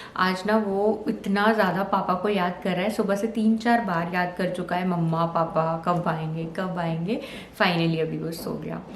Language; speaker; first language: Hindi; native; Hindi